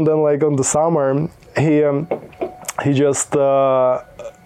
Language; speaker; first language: English; non-native, fluent; Russian